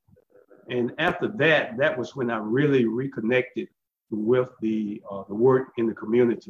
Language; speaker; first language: English; native; English